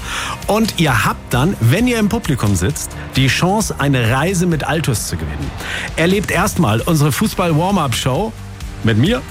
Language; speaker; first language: German; native; German